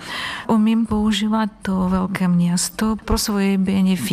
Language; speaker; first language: Czech; non-native, fluent; Ukrainian